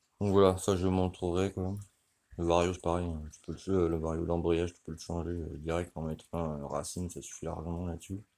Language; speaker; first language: French; native; French